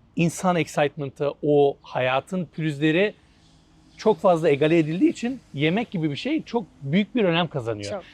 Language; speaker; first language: Turkish; native; Turkish